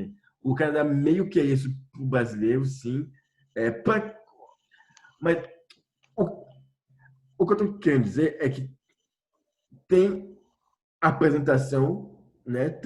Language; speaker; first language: Portuguese; non-native, fluent; French